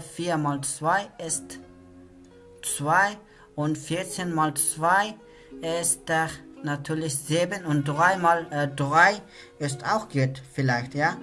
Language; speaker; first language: German; non-native, learner; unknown